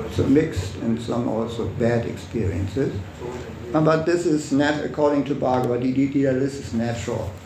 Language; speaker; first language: English; non-native, fluent; German